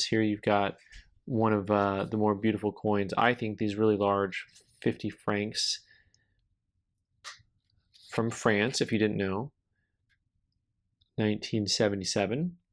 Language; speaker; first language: English; native; English